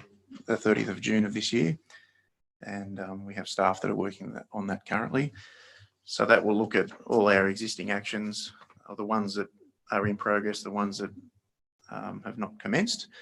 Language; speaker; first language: English; native; English